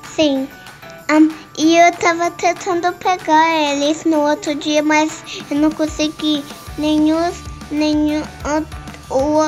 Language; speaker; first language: Portuguese; early bilingual, heritage; Portuguese